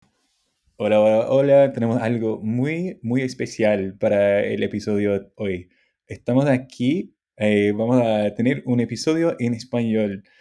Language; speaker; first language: Spanish; non-native, fluent; English